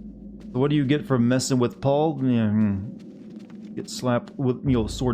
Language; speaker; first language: English; native; English